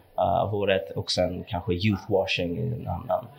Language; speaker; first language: Swedish; non-native, fluent; English